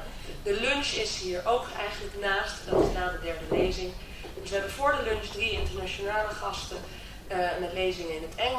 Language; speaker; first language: Dutch; native; Dutch